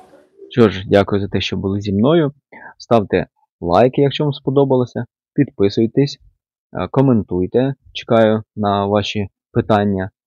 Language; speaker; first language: Ukrainian; native; Ukrainian